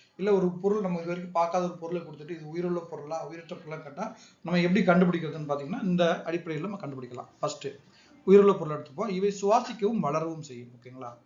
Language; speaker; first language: Tamil; native; Tamil